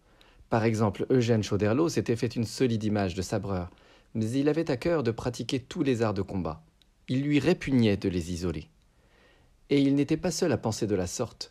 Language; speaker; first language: French; native; French